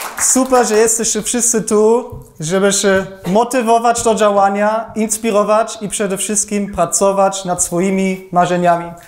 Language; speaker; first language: Polish; non-native, fluent; German